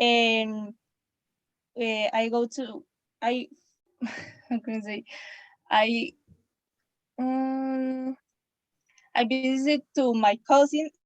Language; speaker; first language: English; non-native, learner; Spanish